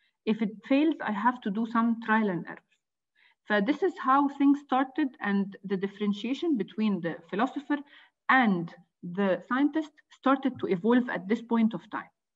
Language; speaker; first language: English; non-native, fluent; Arabic